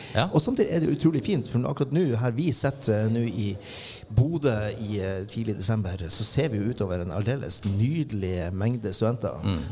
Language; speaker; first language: Norwegian; native; Norwegian